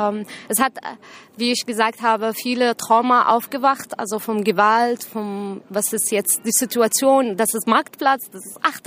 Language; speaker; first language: German; non-native, learner; Arabic